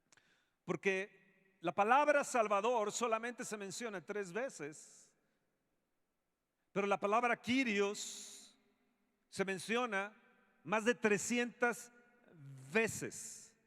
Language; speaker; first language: Spanish; native; Spanish